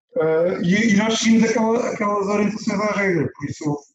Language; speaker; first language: Portuguese; native; Portuguese